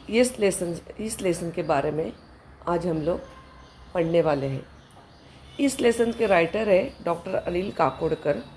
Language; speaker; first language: Hindi; non-native, local second language; Marathi